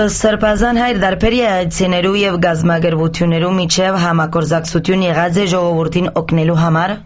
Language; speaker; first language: Armenian; early bilingual, heritage; Armenian